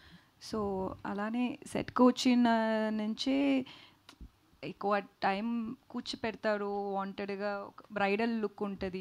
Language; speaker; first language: Telugu; non-native, learner; Tamil